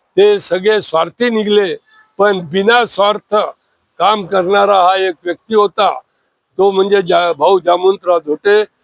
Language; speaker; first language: Marathi; native; Marathi